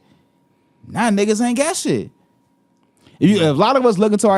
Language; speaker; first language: English; native; English